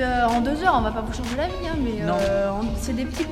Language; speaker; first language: French; native; French